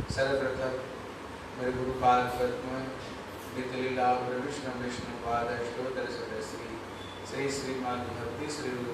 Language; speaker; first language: Hindi; non-native, local second language; Bangla